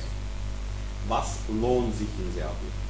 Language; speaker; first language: German; non-native, fluent; Serbian